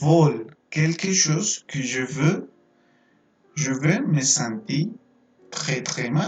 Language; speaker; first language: French; non-native, fluent; Spanish